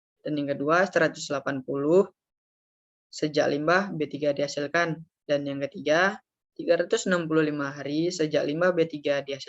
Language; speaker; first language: Indonesian; native; Indonesian